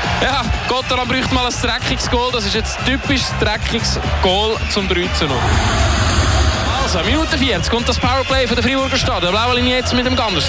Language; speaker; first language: German; native; German